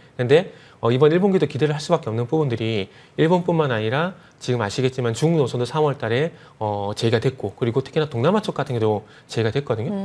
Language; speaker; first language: Korean; native; Korean